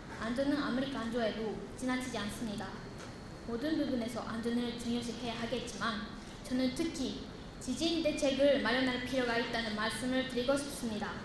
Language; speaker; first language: Korean; non-native, fluent; Japanese